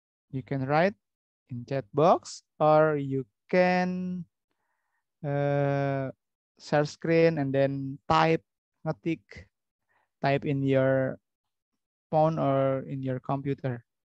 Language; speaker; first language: English; non-native, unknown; Indonesian